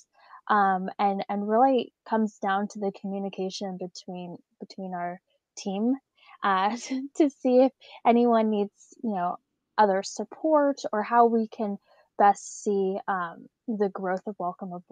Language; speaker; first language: English; native; English